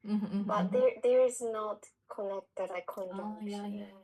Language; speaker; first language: English; non-native, learner; Japanese